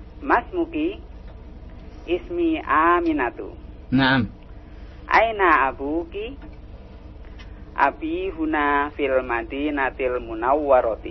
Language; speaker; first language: Arabic; non-native, learner; Indonesian